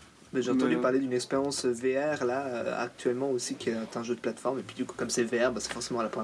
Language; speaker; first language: French; native; French